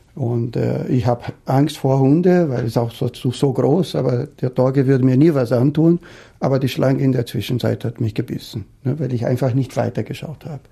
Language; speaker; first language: German; non-native, fluent; Portuguese